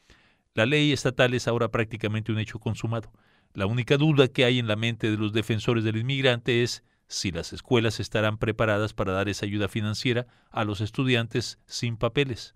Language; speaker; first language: Spanish; native; Spanish